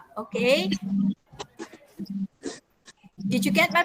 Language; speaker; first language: English; non-native, fluent; Indonesian